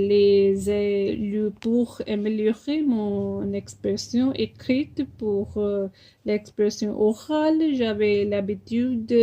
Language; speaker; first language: French; non-native, fluent; Punjabi